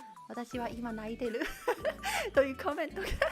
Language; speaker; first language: Japanese; non-native, learner; Chinese